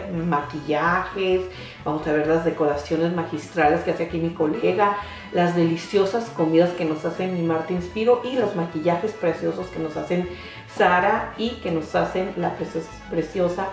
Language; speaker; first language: Spanish; native; Spanish